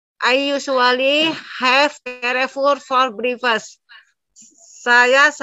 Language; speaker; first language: English; non-native, learner; Indonesian